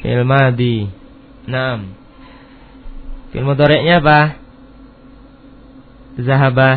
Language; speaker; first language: Arabic; non-native, fluent; Indonesian